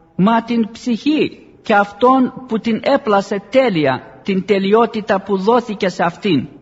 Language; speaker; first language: Greek; non-native, fluent; Arabic